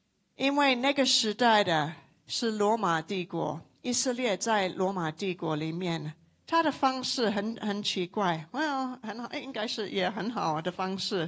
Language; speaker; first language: Chinese; non-native, local second language; English